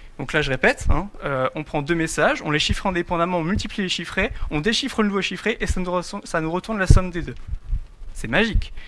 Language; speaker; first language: French; native; French